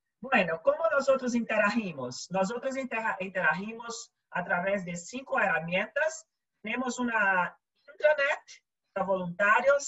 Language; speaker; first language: Portuguese; non-native, learner; Spanish